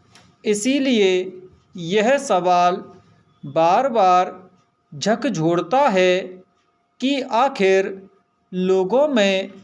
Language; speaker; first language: Hindi; native; Hindi